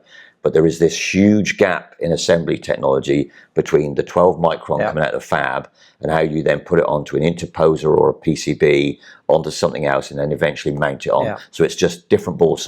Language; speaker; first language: English; native; English